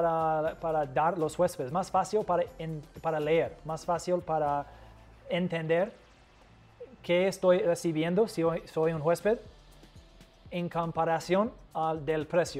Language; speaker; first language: Spanish; non-native, fluent; English